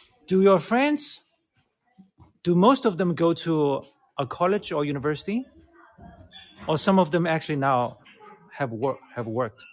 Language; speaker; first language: English; non-native, fluent; Chinese